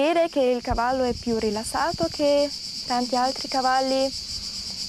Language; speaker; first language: Italian; non-native, local second language; German